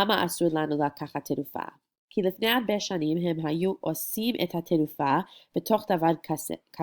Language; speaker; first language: Hebrew; non-native, fluent; English